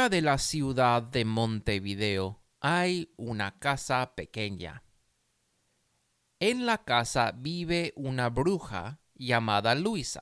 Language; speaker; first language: Spanish; non-native, fluent; English